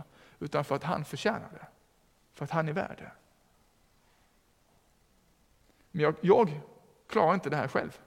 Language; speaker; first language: Swedish; native; Swedish